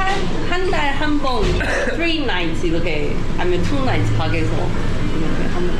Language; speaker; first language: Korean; non-native, learner; Chinese